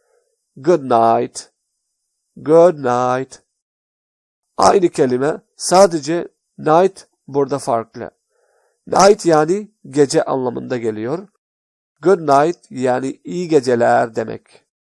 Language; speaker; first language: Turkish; non-native, fluent; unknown